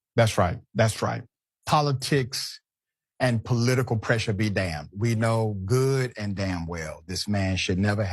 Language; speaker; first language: English; native; English